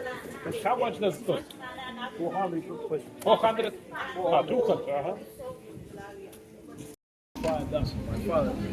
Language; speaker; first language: English; non-native, learner; Spanish